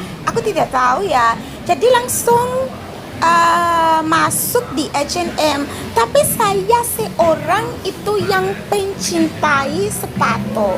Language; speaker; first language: Indonesian; non-native, learner; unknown